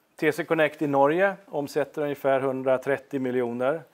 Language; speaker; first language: Swedish; non-native, fluent; Norwegian